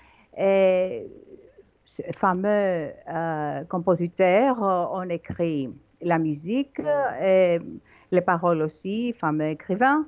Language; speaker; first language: French; non-native, learner; Greek